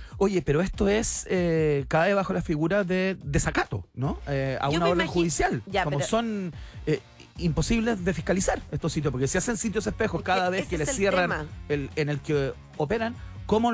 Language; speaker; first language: Spanish; native; Spanish